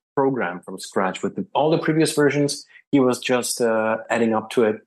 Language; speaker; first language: English; non-native, fluent; Czech